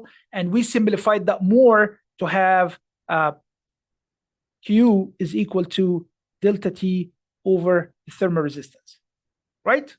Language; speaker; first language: English; non-native, fluent; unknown